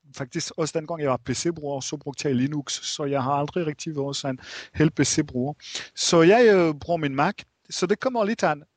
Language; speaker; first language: Danish; non-native, fluent; French